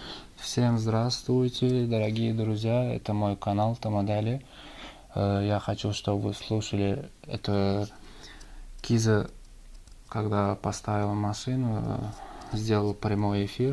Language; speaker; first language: Russian; non-native, learner; Turkmen